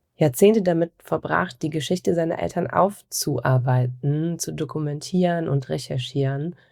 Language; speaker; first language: German; native; German